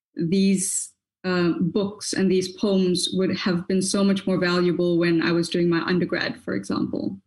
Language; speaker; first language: English; native; English